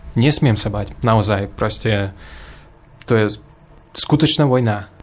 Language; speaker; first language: Slovak; non-native, fluent; Russian